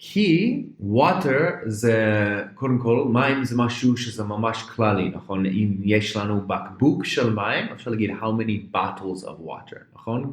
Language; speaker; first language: Hebrew; non-native, fluent; English